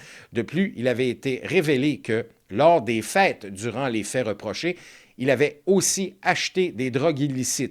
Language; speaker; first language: French; native; French